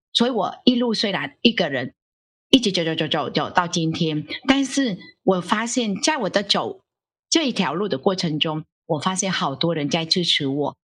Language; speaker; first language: Chinese; non-native, fluent; Vietnamese